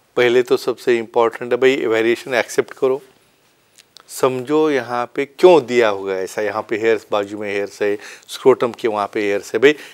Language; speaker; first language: Hindi; non-native, local second language; Marathi